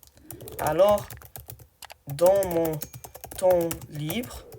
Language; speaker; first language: French; non-native, learner; English